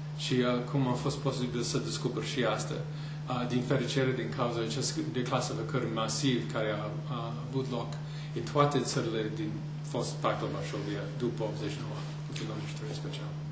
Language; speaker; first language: Romanian; non-native, fluent; English